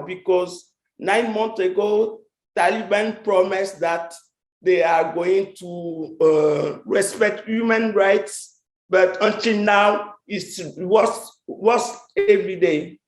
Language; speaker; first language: English; non-native, fluent; French